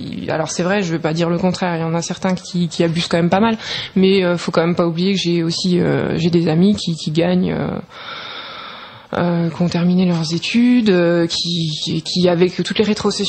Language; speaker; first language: French; native; French